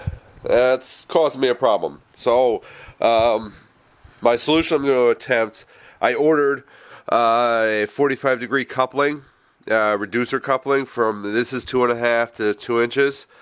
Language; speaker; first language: English; native; English